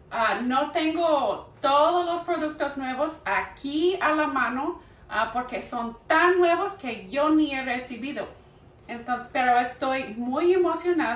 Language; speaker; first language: Spanish; early bilingual, heritage; Spanish